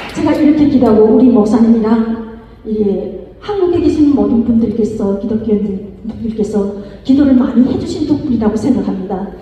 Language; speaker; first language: Korean; native; Korean